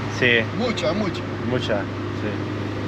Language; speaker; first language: Spanish; non-native, learner; Turkish